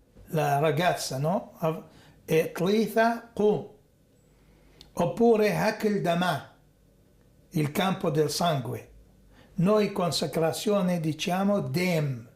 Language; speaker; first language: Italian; non-native, fluent; Arabic